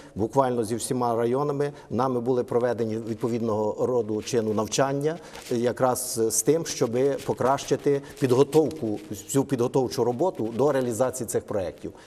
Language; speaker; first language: Ukrainian; native; Ukrainian